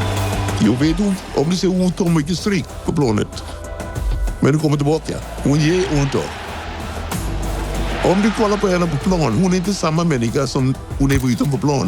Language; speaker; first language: Swedish; non-native, fluent; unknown